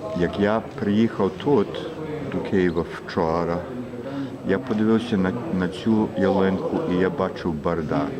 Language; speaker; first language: Ukrainian; early bilingual, heritage; Ukrainian